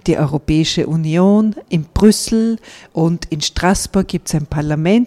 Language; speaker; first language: German; native; German